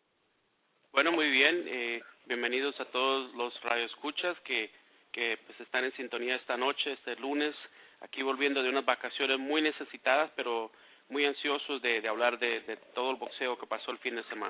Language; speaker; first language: Spanish; native; Spanish